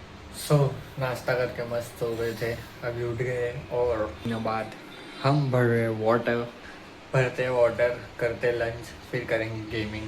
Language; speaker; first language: Hindi; native; Hindi